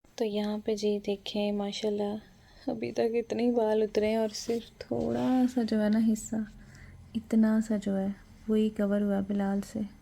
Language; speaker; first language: Urdu; non-native, local second language; Punjabi